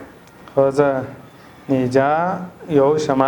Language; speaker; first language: Chinese; non-native, fluent; Pashto